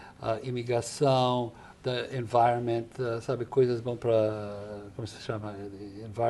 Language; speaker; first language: Portuguese; non-native, fluent; English